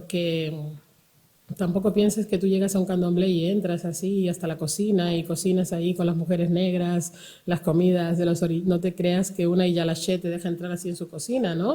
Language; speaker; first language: Spanish; native; Spanish